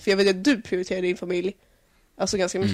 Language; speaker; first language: Swedish; native; Swedish